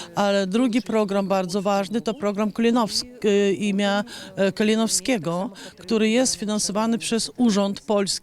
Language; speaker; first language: Polish; non-native, fluent; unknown